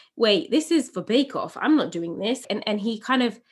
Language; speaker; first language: English; native; English